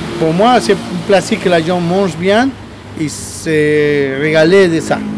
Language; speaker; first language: French; non-native, learner; Spanish